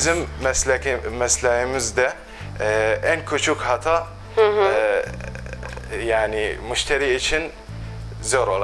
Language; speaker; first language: Turkish; non-native, local second language; Arabic